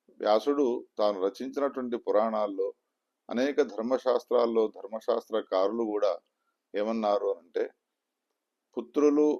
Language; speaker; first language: Telugu; native; Telugu